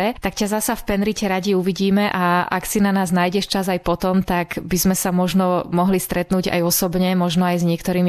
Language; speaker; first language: Slovak; native; Slovak